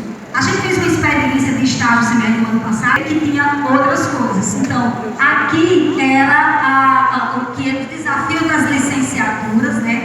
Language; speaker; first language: Portuguese; native; Portuguese